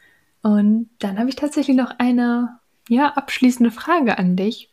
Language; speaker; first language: German; native; German